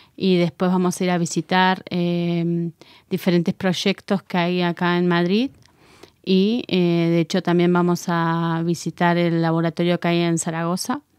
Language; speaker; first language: Spanish; native; Spanish